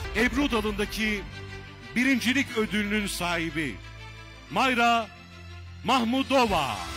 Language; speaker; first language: Turkish; native; Turkish